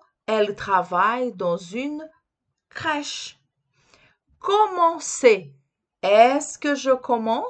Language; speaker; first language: French; non-native, fluent; Portuguese